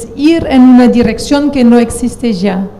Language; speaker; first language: Spanish; non-native, fluent; French